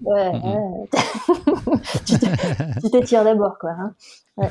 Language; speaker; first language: French; native; French